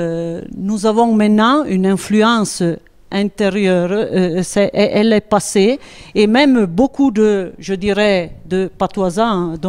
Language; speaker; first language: French; non-native, local second language; Italian